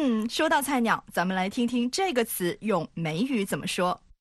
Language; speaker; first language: Chinese; native; Chinese